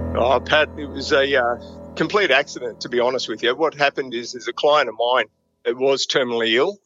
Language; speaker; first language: English; native; English